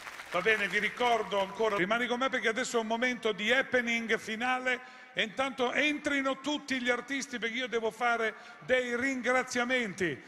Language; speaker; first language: Italian; native; Italian